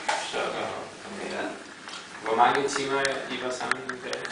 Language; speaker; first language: Danish; non-native, fluent; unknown